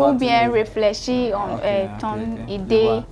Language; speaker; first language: French; non-native, learner; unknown